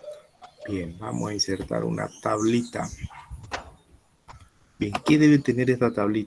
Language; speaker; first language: Spanish; native; Spanish